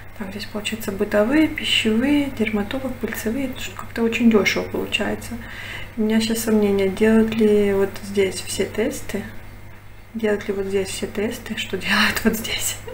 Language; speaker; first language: Russian; native; Russian